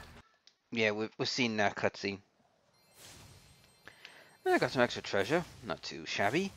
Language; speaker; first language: English; native; English